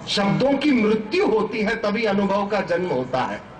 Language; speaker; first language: Hindi; non-native, local second language; Marathi